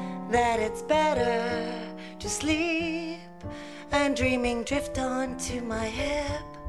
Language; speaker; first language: English; native; English